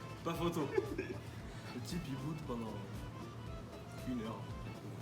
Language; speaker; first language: French; native; French